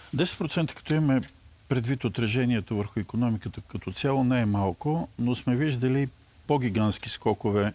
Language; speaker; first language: Bulgarian; native; Bulgarian